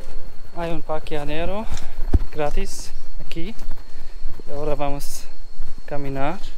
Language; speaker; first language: Spanish; non-native, learner; German